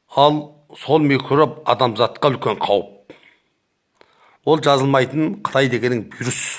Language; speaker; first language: Kazakh; native; Kazakh